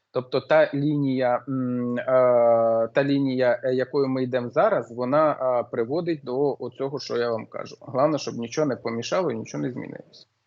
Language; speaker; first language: Ukrainian; non-native, local second language; Russian